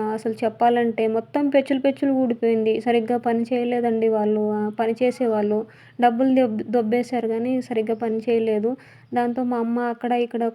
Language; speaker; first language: Telugu; native; Telugu